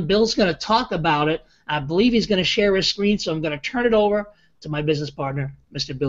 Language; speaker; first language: English; native; English